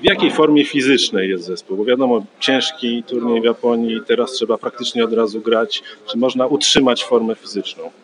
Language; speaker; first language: Polish; native; Polish